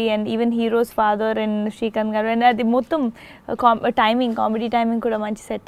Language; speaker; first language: Telugu; non-native, local second language; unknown